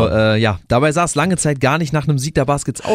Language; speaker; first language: German; native; German